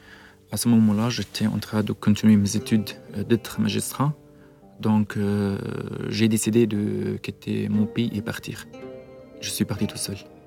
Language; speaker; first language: French; non-native, learner; Arabic